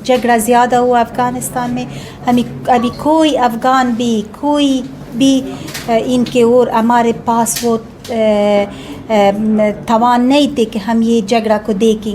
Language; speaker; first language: Hindi; non-native, learner; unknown